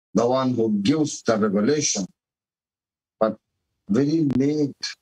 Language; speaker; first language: English; non-native, local second language; Telugu